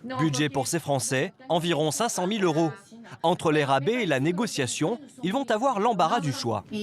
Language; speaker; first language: French; native; French